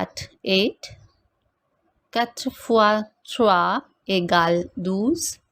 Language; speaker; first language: French; non-native, fluent; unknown